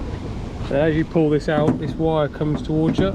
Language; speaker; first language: English; native; English